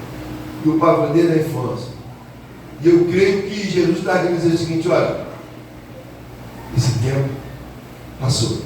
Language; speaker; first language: Portuguese; native; Portuguese